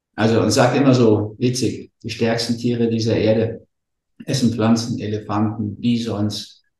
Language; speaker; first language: German; native; German